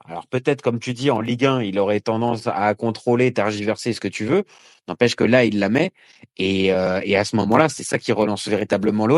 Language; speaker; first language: French; native; French